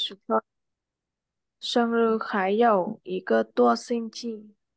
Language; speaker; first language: Chinese; non-native, learner; Vietnamese